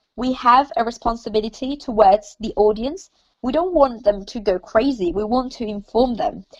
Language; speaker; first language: English; non-native, fluent; Italian